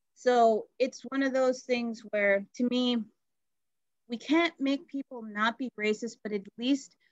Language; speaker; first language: English; native; English